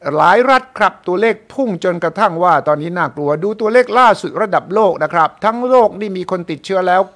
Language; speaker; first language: Thai; native; Thai